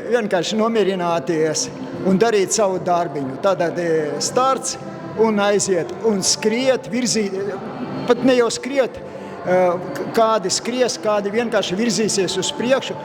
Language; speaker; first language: Latvian; non-native, local second language; Russian